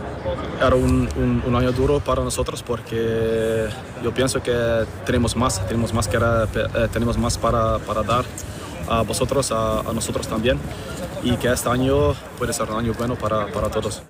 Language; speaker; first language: Spanish; non-native, fluent; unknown